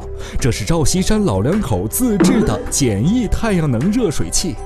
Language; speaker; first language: Chinese; native; Chinese